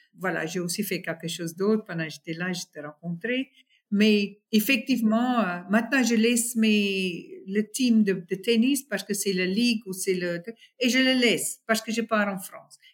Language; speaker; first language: French; non-native, fluent; English